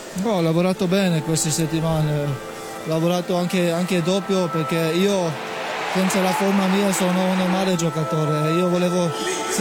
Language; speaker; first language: Italian; non-native, fluent; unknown